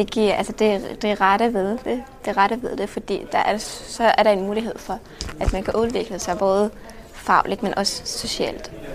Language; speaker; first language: Danish; non-native, fluent; Arabic